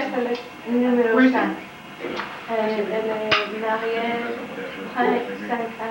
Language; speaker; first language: French; non-native, learner; English